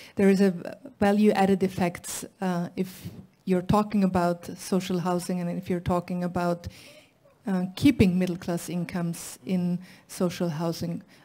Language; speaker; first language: English; non-native, fluent; German